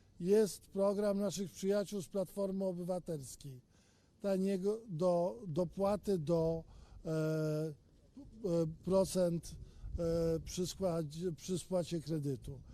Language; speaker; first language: Polish; native; Polish